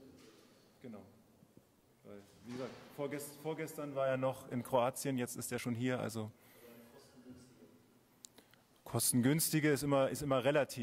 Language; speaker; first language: German; native; German